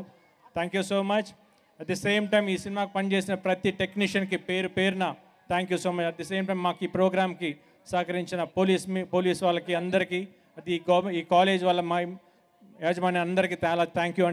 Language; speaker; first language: Telugu; native; Telugu